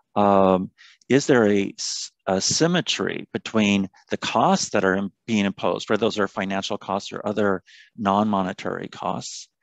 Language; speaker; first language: English; native; English